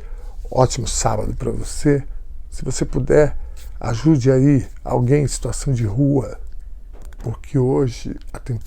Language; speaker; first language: Portuguese; native; Portuguese